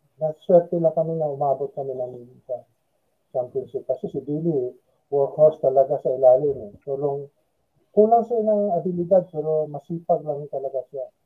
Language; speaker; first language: Filipino; non-native, local second language; Cebuano